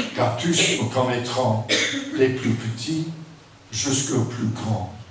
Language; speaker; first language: French; non-native, fluent; English